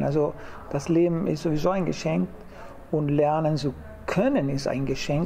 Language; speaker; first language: German; non-native, fluent; Spanish